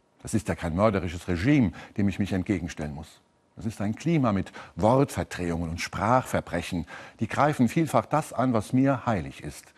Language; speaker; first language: German; native; German